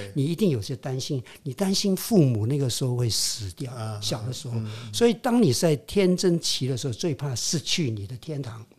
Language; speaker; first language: Chinese; non-native, local second language; Min Nan Chinese